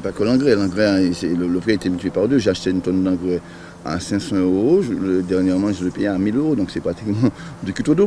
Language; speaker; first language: French; native; French